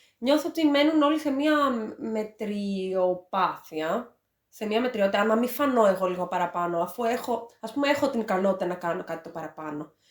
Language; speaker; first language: Greek; native; Greek